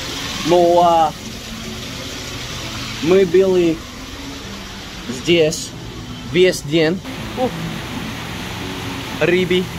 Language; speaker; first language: Russian; non-native, learner; English